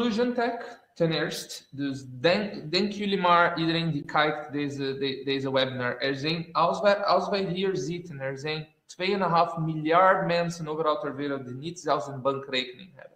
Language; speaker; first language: Dutch; non-native, fluent; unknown